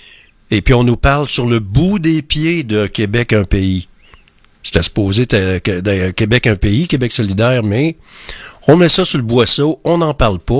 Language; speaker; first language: French; native; French